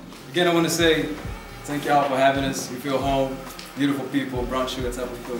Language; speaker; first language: English; non-native, fluent; Dutch